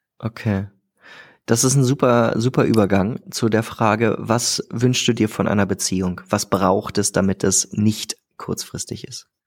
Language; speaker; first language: German; native; German